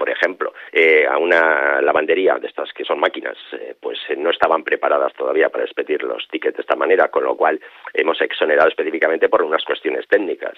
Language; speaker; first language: Spanish; native; Spanish